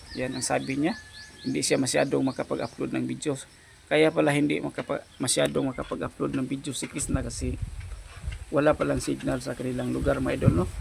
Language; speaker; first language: Filipino; non-native, local second language; Cebuano